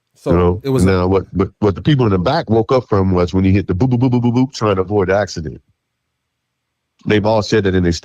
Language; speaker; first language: English; native; English